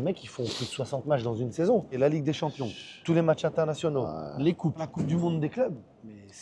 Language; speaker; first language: French; native; French